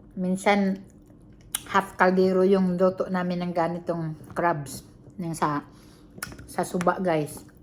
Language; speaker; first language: Filipino; non-native, local second language; Cebuano